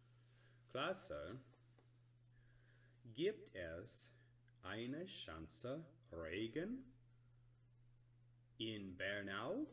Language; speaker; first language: German; non-native, learner; English